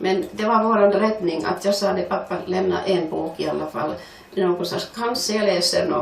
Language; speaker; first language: Swedish; non-native, fluent; Finnish